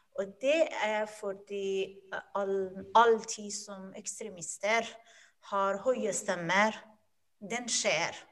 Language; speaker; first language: Norwegian; non-native, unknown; Persian